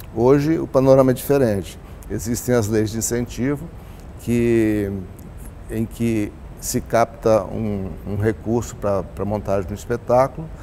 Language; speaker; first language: Portuguese; native; Portuguese